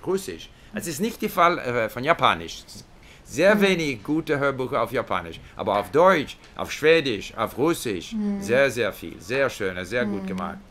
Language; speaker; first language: German; non-native, learner; English